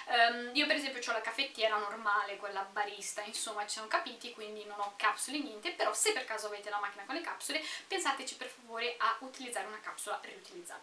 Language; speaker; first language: Italian; native; Italian